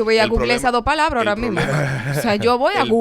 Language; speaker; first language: Spanish; native; Spanish